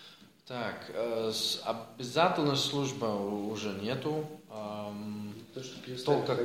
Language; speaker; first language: Russian; non-native, learner; Dutch